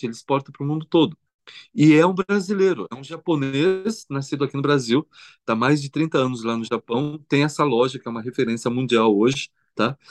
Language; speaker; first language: Portuguese; early bilingual, other home language; Korean